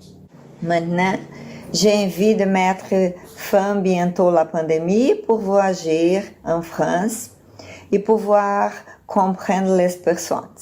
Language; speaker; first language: French; non-native, learner; Portuguese